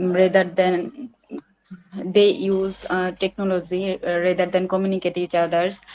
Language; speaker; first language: English; non-native, learner; Bangla